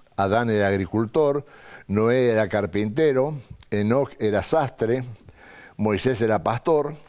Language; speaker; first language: Spanish; native; Spanish